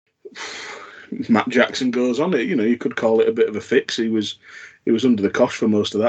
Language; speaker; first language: English; native; English